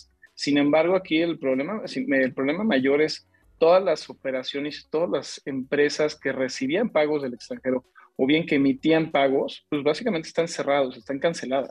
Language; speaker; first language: Spanish; native; Spanish